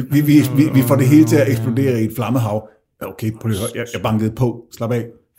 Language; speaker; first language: Danish; native; Danish